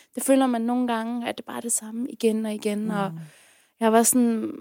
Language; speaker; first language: Danish; early bilingual, other home language; Persian